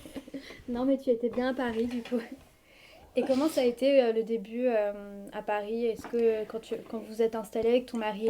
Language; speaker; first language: French; native; French